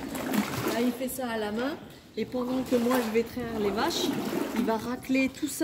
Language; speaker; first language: French; native; French